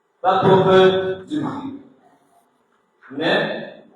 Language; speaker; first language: French; non-native, local second language; Comorian